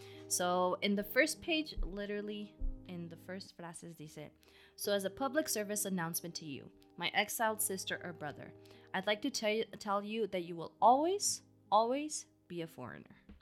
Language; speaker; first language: English; early bilingual, other home language; Spanish